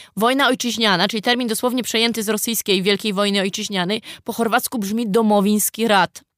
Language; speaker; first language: Polish; native; Polish